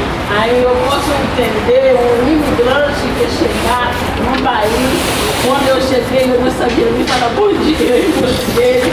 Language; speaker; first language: Portuguese; non-native, learner; Haitian Creole